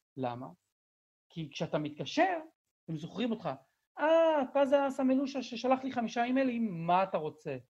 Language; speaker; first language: Hebrew; native; Hebrew